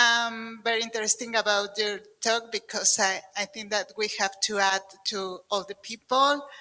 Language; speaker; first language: English; non-native, learner; Spanish